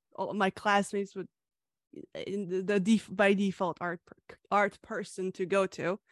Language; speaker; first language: English; early bilingual, other home language; Hungarian